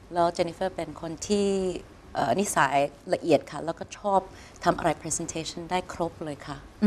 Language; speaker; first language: Thai; non-native, fluent; English